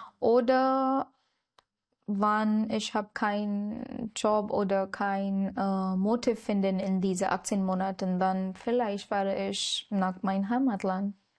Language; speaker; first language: German; non-native, learner; Marathi